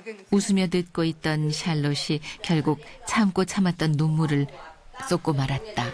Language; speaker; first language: Korean; native; Korean